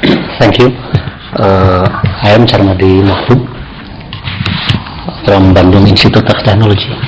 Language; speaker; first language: English; non-native, fluent; Indonesian